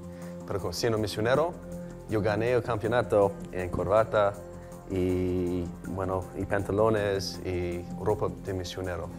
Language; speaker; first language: Spanish; non-native, fluent; English